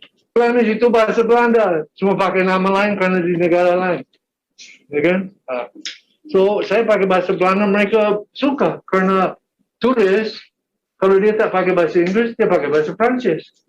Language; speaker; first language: Indonesian; non-native, fluent; English